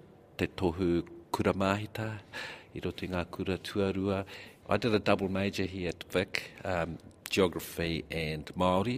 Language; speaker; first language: English; native; English